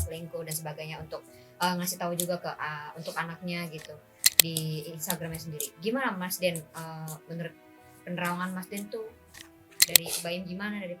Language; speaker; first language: Indonesian; native; Indonesian